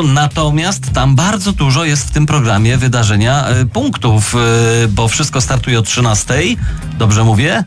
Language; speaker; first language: Polish; native; Polish